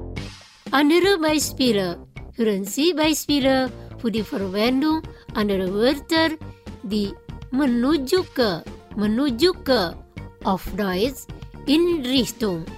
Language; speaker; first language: German; non-native, fluent; Indonesian